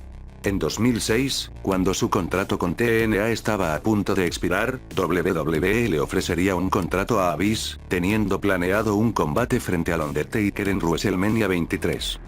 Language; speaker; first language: Spanish; native; Spanish